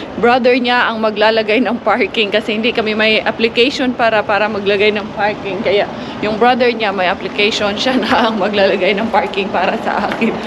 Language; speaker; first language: Filipino; non-native, local second language; Cebuano